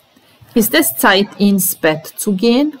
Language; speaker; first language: German; non-native, fluent; Serbian